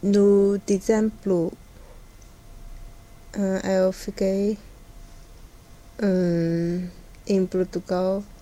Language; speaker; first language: Portuguese; non-native, learner; Chinese